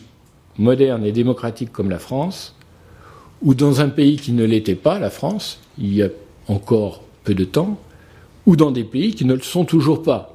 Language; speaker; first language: French; native; French